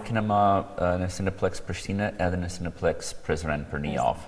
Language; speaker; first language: Albanian; non-native, fluent; English